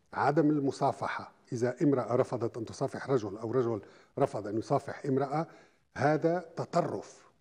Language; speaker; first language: Arabic; native; Arabic